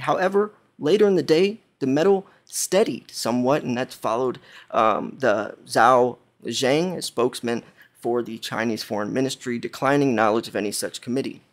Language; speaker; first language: English; native; English